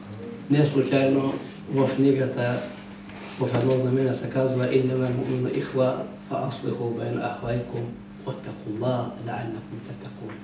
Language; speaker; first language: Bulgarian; non-native, local second language; Turkish